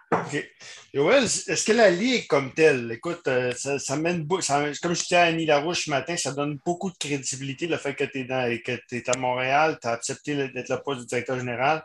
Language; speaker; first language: French; native; French